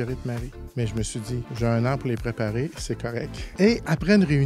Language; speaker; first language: French; native; French